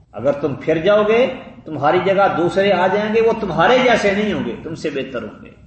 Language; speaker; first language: Urdu; non-native, local second language; Punjabi